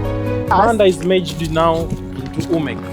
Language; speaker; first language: English; non-native, local second language; Swahili